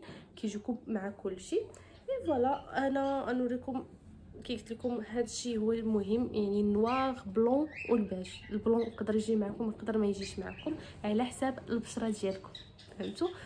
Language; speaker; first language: Arabic; native; Arabic